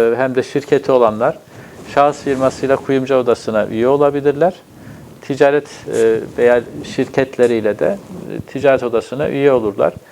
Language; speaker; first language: Turkish; native; Turkish